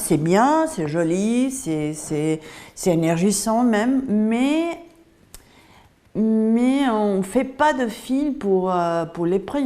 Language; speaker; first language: French; non-native, fluent; Spanish